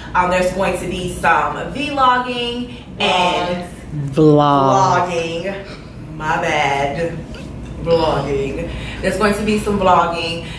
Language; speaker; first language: English; native; English